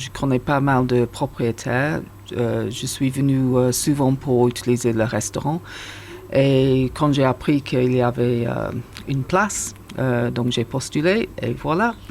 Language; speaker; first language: French; non-native, fluent; English